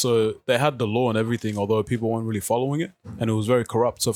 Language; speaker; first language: English; native; English